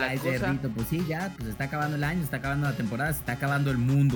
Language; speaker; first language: Spanish; native; Spanish